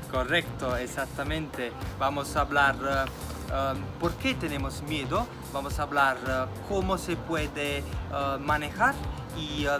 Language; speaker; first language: Spanish; non-native, fluent; Italian